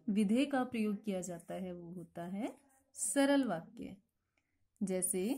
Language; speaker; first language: Hindi; native; Hindi